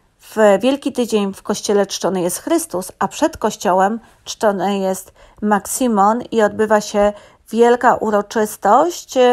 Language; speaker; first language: Polish; native; Polish